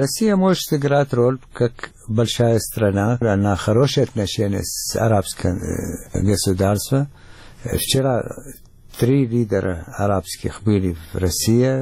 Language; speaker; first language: Russian; non-native, fluent; Arabic